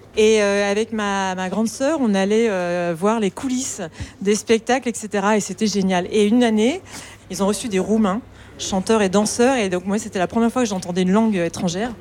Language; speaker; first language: French; native; French